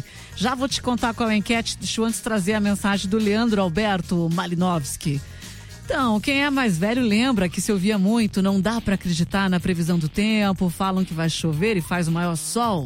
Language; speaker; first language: Portuguese; native; Portuguese